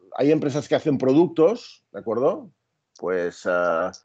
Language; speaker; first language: Spanish; native; Spanish